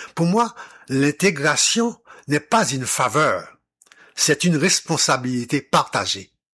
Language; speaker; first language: French; non-native, local second language; Haitian Creole